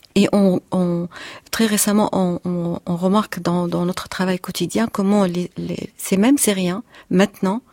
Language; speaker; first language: French; non-native, fluent; Arabic